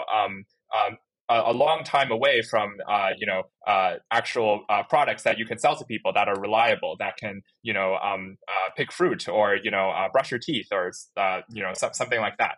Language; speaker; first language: English; native; English